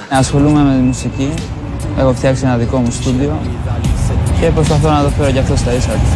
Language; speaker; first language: Greek; early bilingual, other home language; Albanian